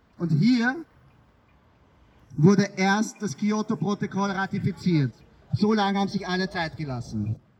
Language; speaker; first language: German; native; German